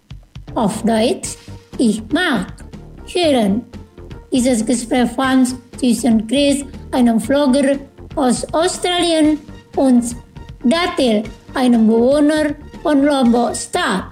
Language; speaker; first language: German; non-native, fluent; Indonesian